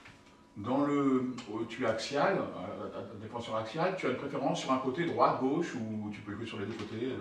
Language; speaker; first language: French; native; French